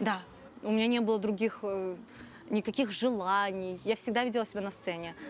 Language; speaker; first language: Russian; non-native, local second language; Crimean Tatar